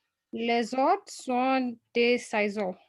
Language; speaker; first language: French; non-native, learner; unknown